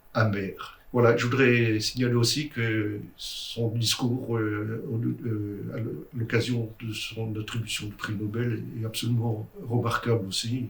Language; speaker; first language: French; native; French